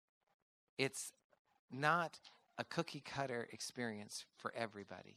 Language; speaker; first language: English; native; English